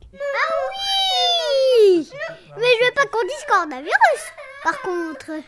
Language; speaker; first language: French; native; French